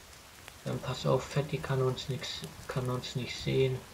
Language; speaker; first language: German; native; German